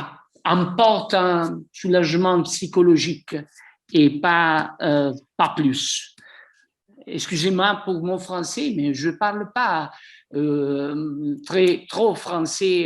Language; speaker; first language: French; non-native, fluent; Italian